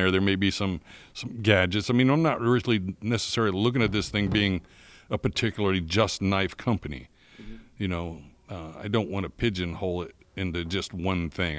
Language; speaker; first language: English; native; English